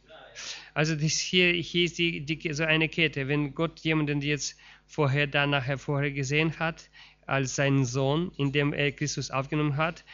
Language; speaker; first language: German; non-native, learner; Russian